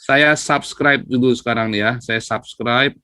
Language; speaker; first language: Indonesian; native; Indonesian